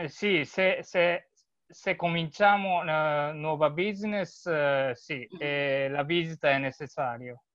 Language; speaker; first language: Italian; non-native, learner; Japanese